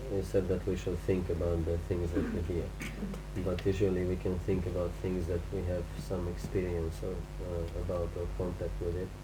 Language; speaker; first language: English; non-native, fluent; Hungarian